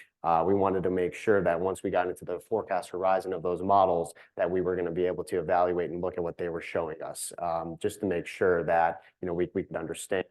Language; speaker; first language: English; native; English